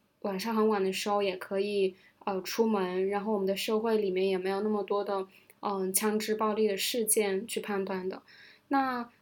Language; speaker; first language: Chinese; native; Chinese